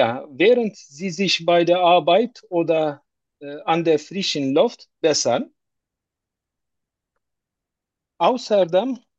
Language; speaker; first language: German; non-native, learner; Turkish